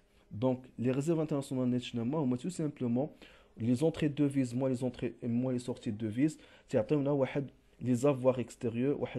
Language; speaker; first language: French; non-native, local second language; Arabic